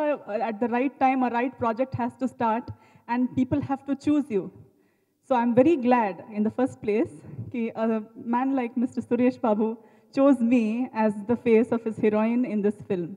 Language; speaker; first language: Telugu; non-native, learner; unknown